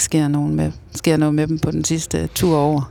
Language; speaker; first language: Danish; native; Danish